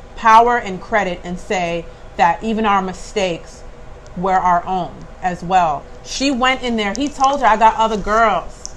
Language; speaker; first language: English; native; English